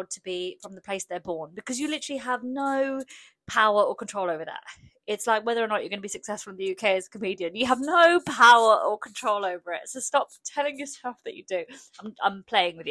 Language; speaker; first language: English; early bilingual, other home language; Polish